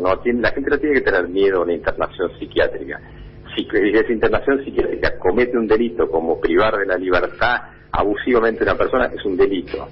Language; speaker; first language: Spanish; native; Spanish